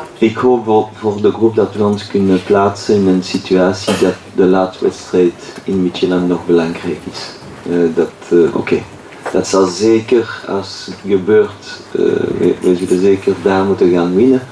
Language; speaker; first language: Dutch; non-native, local second language; French